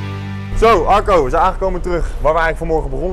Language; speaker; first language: Dutch; native; Dutch